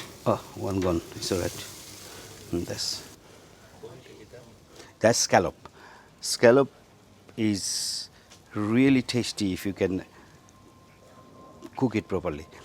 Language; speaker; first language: English; non-native, local second language; Bangla